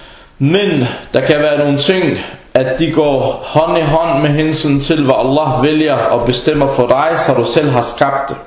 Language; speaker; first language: Danish; non-native, fluent; Arabic